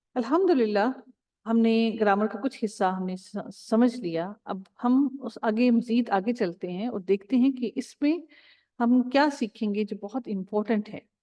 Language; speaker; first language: Urdu; native; Urdu